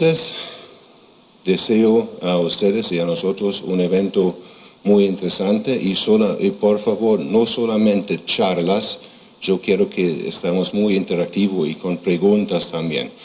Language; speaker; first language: Spanish; non-native, fluent; German